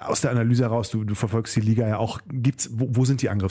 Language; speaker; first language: German; native; German